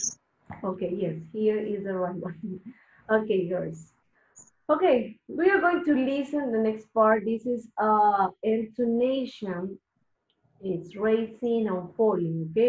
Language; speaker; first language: English; non-native, learner; Spanish